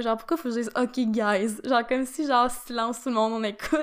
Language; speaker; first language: French; native; French